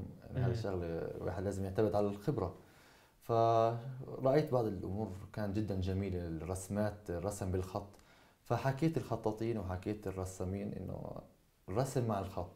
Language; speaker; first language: Arabic; native; Arabic